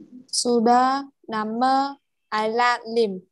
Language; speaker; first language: Indonesian; non-native, learner; Vietnamese